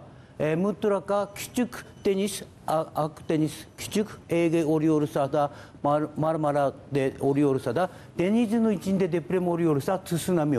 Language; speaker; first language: Turkish; non-native, learner; Japanese